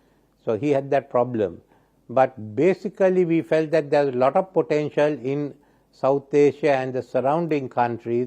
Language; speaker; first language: English; non-native, local second language; Sinhala